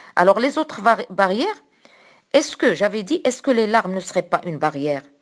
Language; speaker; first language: French; non-native, local second language; Arabic